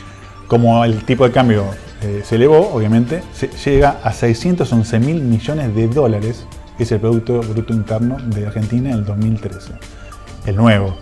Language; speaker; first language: Spanish; native; Spanish